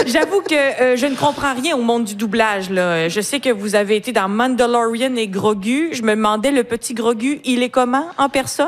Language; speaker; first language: French; native; French